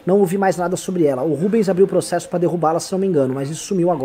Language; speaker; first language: Portuguese; native; Portuguese